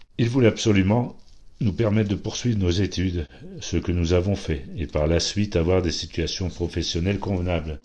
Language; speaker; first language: French; early bilingual, other home language; Polish